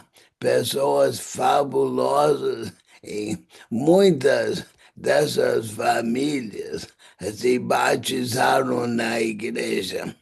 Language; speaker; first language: Portuguese; non-native, fluent; English